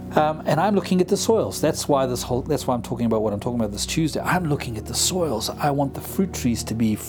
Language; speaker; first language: English; native; English